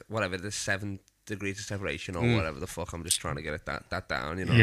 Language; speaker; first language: English; native; English